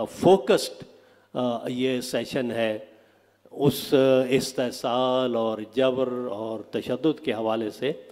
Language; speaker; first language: Urdu; non-native, local second language; Saraiki